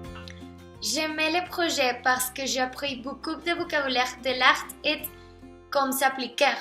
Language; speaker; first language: French; non-native, learner; Spanish